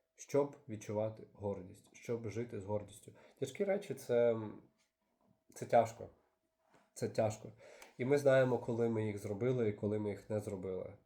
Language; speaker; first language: Ukrainian; native; Ukrainian